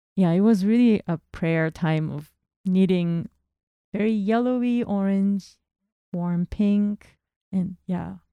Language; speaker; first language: English; non-native, fluent; Japanese